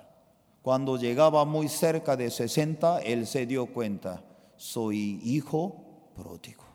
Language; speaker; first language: Spanish; non-native, fluent; Korean